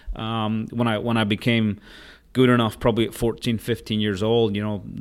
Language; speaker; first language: English; native; English